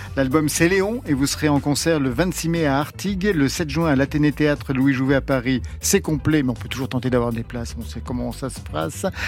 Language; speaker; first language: French; native; French